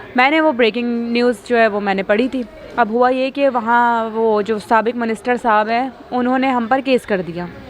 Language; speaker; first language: Urdu; native; Urdu